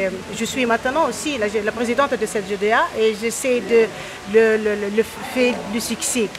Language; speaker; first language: French; non-native, local second language; Arabic